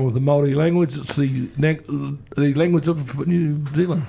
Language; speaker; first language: English; native; English